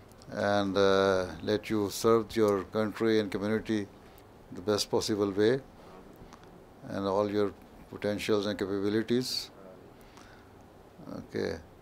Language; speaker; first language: English; non-native, local second language; Urdu